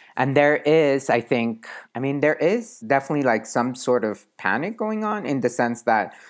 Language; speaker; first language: English; non-native, fluent; Spanish